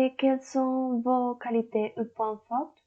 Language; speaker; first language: French; non-native, learner; Spanish